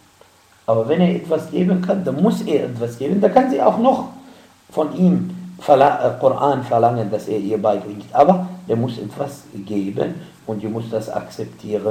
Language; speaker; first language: German; non-native, fluent; Arabic